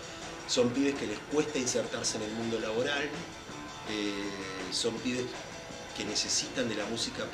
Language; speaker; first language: Spanish; native; Spanish